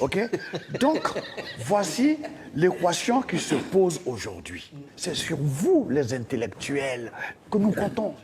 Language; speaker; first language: French; non-native, local second language; Dyula